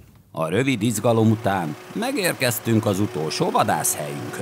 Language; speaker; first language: Hungarian; native; Hungarian